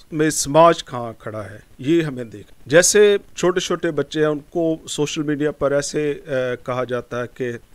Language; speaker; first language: Hindi; non-native, local second language; Punjabi